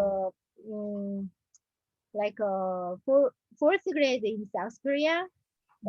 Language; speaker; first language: English; non-native, learner; Korean